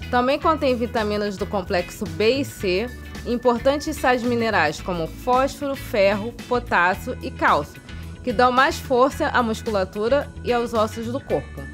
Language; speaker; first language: Portuguese; native; Portuguese